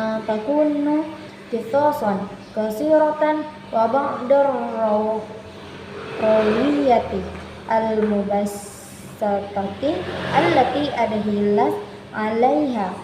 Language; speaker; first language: Arabic; non-native, learner; Indonesian